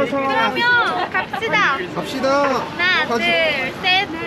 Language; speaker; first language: Korean; non-native, learner; Japanese